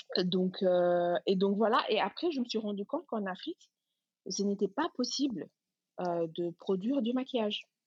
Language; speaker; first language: French; non-native, local second language; Serer